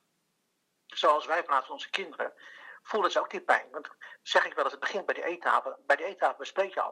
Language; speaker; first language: Dutch; early bilingual, other home language; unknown